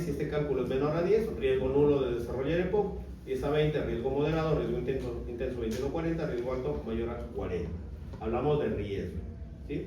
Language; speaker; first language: Spanish; native; Spanish